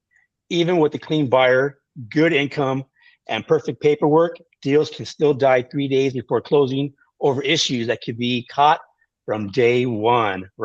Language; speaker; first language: English; native; English